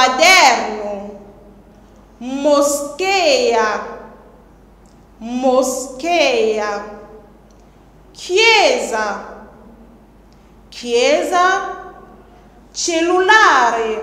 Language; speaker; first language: Italian; non-native, fluent; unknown